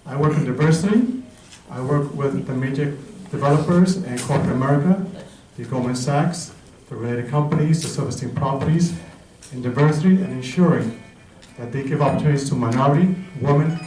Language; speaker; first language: English; native; English